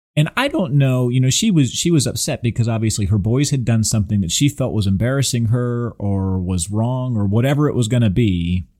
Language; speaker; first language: English; native; English